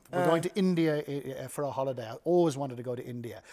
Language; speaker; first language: English; native; English